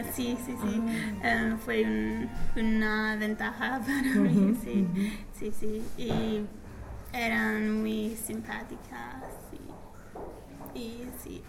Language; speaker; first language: Spanish; non-native, learner; English